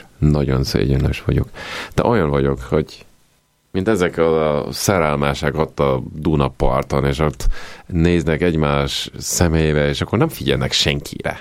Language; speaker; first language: Hungarian; non-native, fluent; Italian